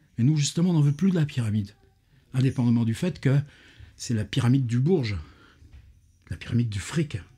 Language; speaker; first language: French; native; French